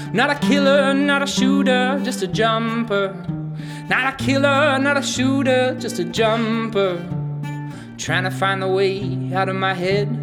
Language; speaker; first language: English; native; English